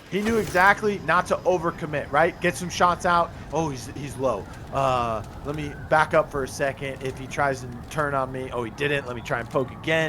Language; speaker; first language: English; native; English